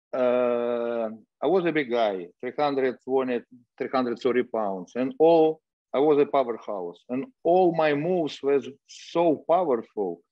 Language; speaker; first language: English; non-native, fluent; Russian